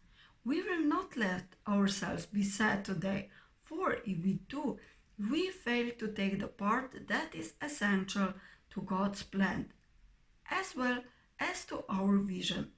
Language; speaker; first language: English; non-native, fluent; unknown